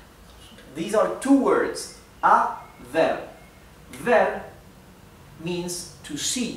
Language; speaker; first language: English; non-native, fluent; Spanish